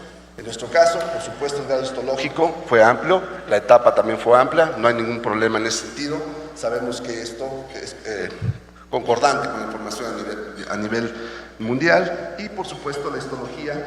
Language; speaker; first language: Spanish; native; Spanish